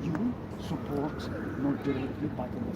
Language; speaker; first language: English; non-native, learner; Ukrainian